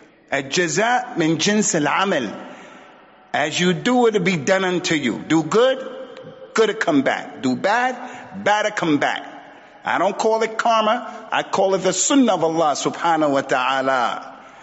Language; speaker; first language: English; native; English